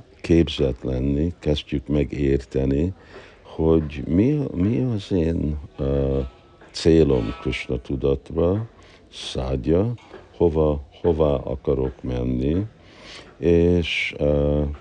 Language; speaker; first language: Hungarian; early bilingual, heritage; Hungarian